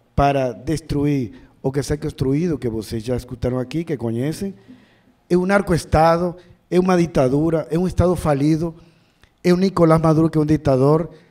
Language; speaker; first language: Portuguese; non-native, learner; Spanish